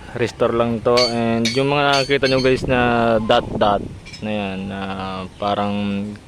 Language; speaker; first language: Filipino; non-native, local second language; Bikol